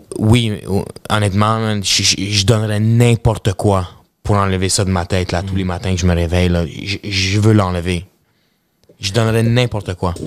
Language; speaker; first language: French; early bilingual, other home language; Russian